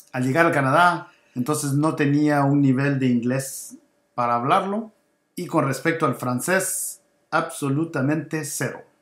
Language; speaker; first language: Spanish; native; Spanish